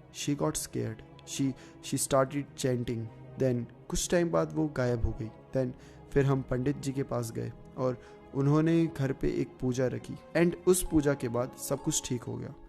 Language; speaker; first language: Hindi; native; Hindi